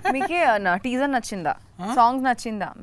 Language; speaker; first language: Telugu; non-native, learner; Bangla